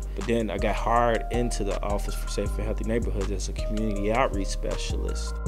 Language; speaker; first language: English; native; English